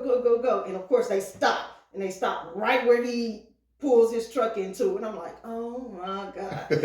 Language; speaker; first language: English; native; English